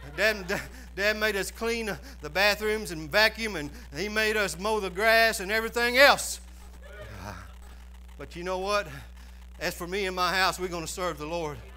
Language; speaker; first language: English; native; English